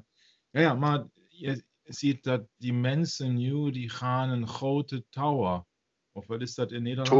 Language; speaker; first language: Dutch; non-native, learner; German